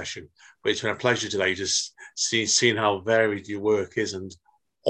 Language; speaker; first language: English; native; English